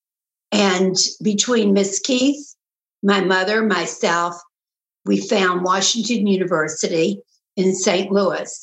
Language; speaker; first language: English; native; English